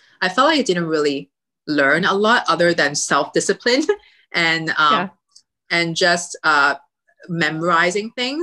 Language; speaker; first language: English; early bilingual, other home language; Cantonese